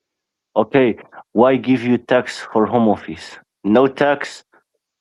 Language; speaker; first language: English; non-native, learner; Persian